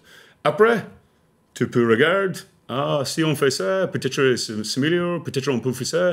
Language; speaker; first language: French; non-native, learner; English